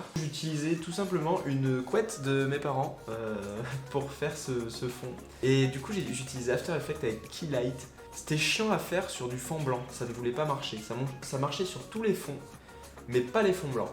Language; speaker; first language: French; native; French